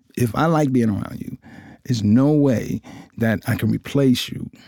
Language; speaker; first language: English; native; English